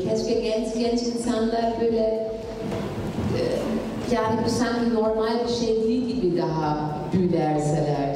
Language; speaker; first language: Turkish; non-native, fluent; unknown